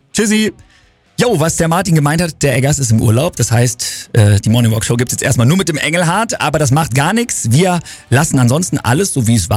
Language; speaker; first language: German; native; German